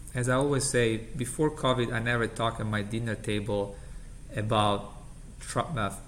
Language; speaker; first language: English; non-native, fluent; Italian